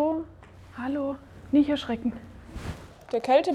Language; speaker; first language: German; native; German